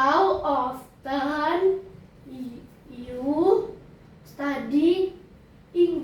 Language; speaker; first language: English; non-native, learner; Indonesian